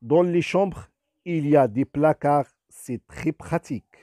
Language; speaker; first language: French; non-native, local second language; Arabic